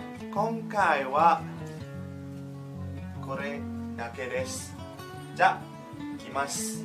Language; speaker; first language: Japanese; non-native, fluent; Indonesian